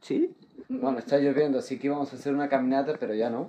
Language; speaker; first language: Spanish; native; Spanish